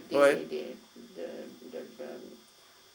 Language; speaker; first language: French; native; French